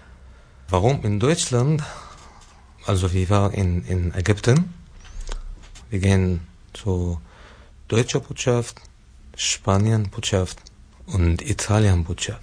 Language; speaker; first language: German; non-native, learner; Arabic